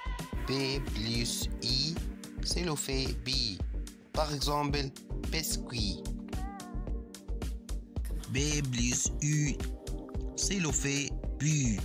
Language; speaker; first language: French; non-native, fluent; Arabic